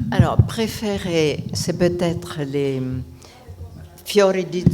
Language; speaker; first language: French; non-native, fluent; Italian